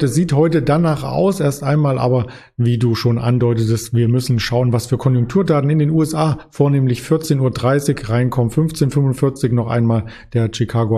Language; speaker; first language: German; native; German